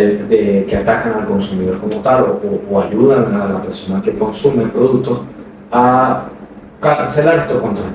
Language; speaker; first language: Spanish; native; Spanish